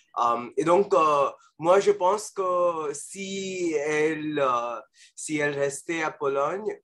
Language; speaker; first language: French; non-native, fluent; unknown